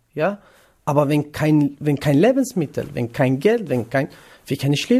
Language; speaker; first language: German; non-native, learner; Kurdish